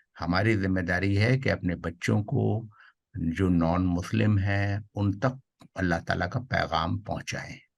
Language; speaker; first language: Urdu; native; Urdu